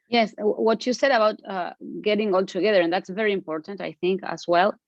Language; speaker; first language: English; non-native, fluent; Spanish